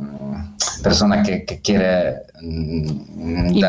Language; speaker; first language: Spanish; non-native, learner; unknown